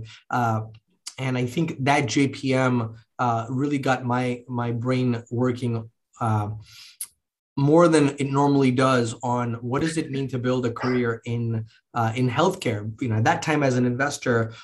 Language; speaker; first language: English; early bilingual, other home language; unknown